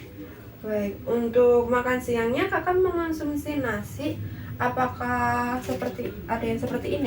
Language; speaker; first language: Indonesian; native; Indonesian